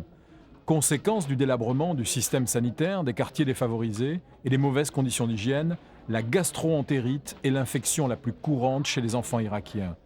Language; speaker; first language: French; native; French